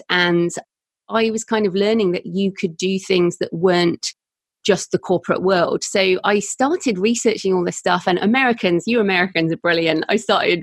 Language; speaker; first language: English; native; English